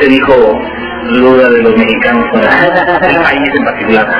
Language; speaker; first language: Spanish; native; Spanish